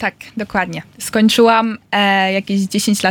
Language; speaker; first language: Polish; early bilingual, heritage; Polish